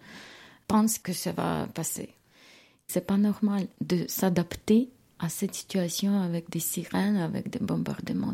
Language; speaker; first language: French; non-native, learner; Ukrainian